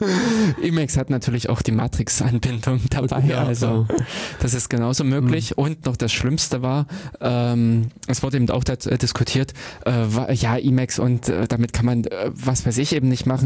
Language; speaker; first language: German; native; German